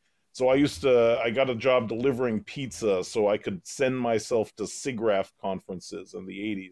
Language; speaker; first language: English; native; English